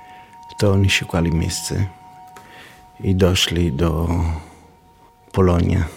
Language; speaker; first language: Polish; non-native, learner; Hebrew